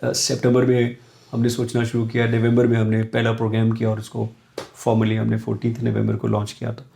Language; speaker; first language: Urdu; non-native, local second language; Punjabi